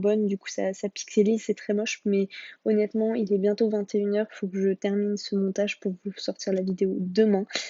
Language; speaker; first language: French; native; French